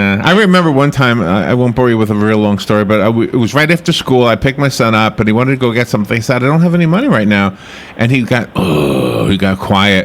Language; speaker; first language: English; native; English